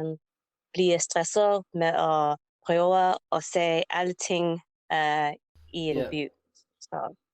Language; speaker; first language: Danish; non-native, learner; English